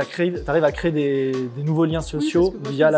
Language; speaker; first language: French; native; French